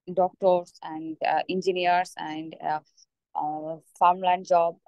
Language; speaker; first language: English; non-native, local second language; Bangla